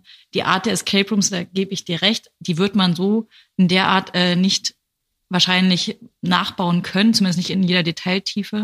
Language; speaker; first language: German; native; German